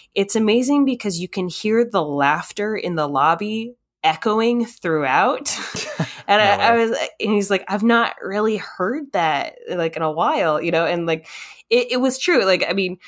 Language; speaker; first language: English; native; English